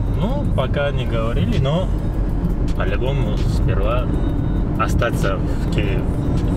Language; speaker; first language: Russian; non-native, learner; Uzbek